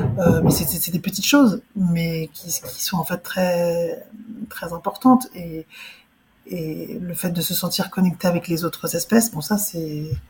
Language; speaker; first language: French; early bilingual, other home language; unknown